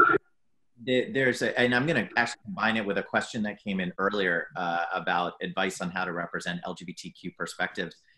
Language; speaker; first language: English; native; English